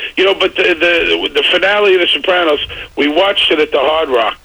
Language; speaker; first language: English; native; English